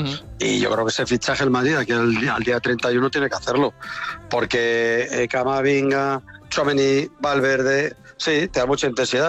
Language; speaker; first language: Spanish; native; Spanish